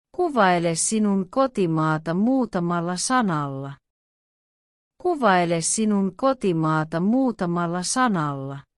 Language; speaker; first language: Finnish; non-native, learner; Vietnamese